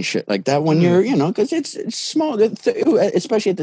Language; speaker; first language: English; early bilingual, other home language; Portuguese